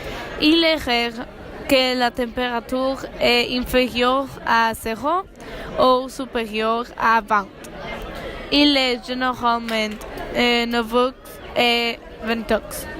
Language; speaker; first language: French; non-native, learner; Spanish